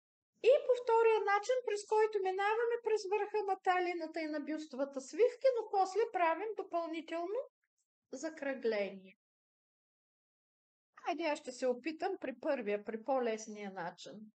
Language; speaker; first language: Bulgarian; native; Bulgarian